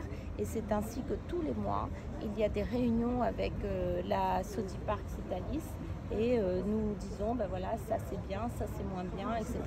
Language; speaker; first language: French; native; French